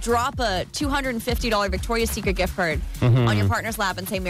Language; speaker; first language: English; native; English